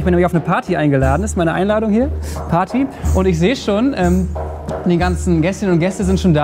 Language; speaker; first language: German; native; German